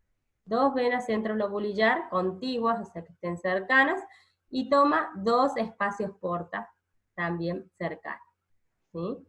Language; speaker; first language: Spanish; native; Spanish